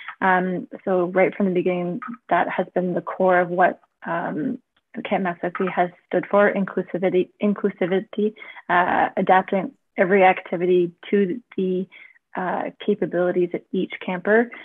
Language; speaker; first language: English; native; English